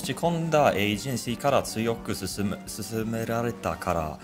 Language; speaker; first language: Japanese; non-native, learner; Swedish